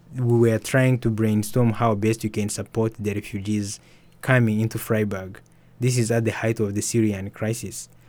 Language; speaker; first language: English; early bilingual, other home language; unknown